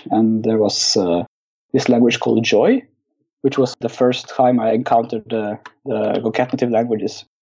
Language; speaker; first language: English; non-native, fluent; Norwegian